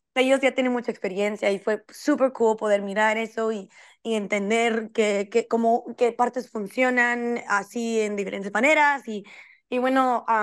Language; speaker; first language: Spanish; early bilingual, heritage; Spanish